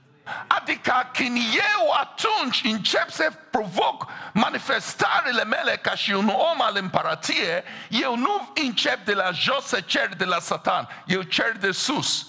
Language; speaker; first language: Romanian; non-native, fluent; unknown